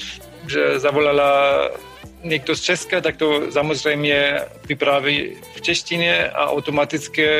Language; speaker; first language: Czech; non-native, fluent; German